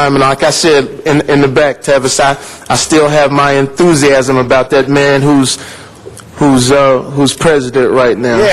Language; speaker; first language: English; native; English